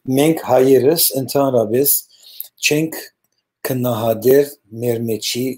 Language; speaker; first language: Armenian; early bilingual, heritage; Armenian